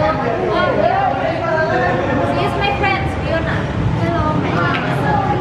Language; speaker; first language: English; non-native, learner; Indonesian